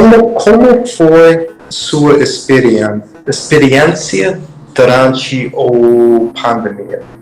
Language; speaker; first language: Portuguese; non-native, learner; English